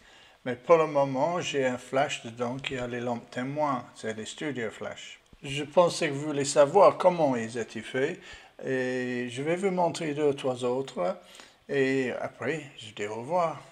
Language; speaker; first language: French; non-native, learner; English